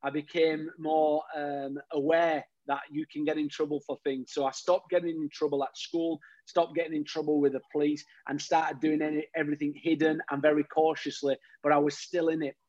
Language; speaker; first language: English; native; English